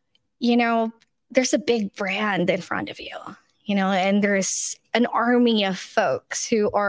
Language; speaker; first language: English; non-native, local second language; Filipino